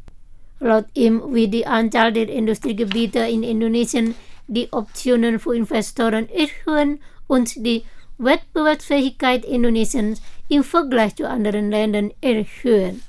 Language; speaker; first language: German; non-native, fluent; Indonesian